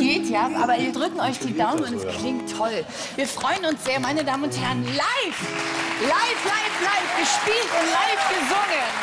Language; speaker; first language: German; native; German